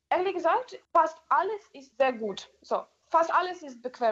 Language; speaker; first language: German; non-native, learner; Ukrainian